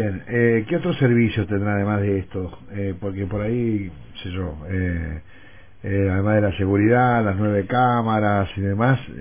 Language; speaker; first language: Spanish; native; Spanish